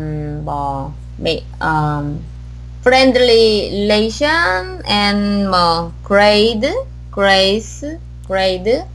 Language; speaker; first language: English; non-native, learner; Korean